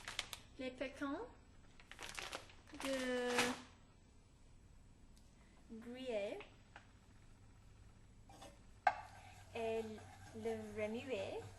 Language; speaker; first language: French; non-native, learner; English